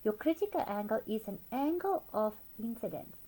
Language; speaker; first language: English; non-native, local second language; Afrikaans